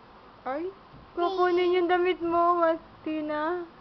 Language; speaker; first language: Filipino; native; Filipino